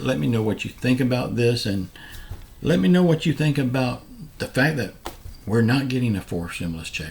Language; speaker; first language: English; native; English